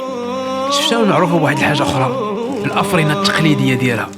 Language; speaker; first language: Arabic; native; Arabic